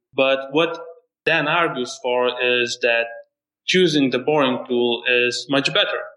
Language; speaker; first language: English; non-native, fluent; Lithuanian